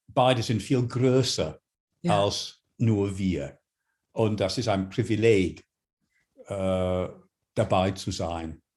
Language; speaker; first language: German; non-native, fluent; English